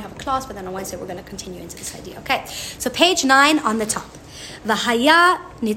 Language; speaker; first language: English; native; English